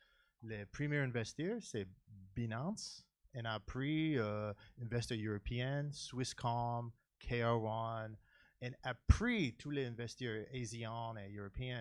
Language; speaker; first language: French; non-native, learner; English